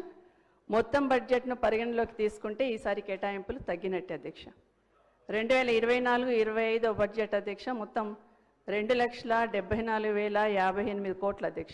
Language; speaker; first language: Telugu; native; Telugu